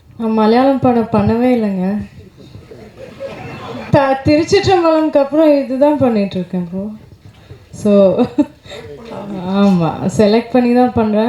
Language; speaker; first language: Tamil; non-native, local second language; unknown